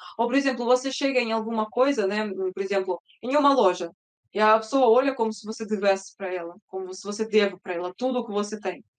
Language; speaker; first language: Portuguese; early bilingual, other home language; Russian